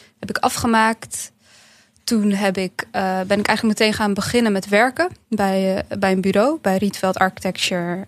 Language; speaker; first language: Dutch; early bilingual, other home language; Bosnian